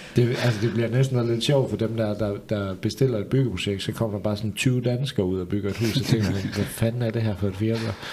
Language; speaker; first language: Danish; native; Danish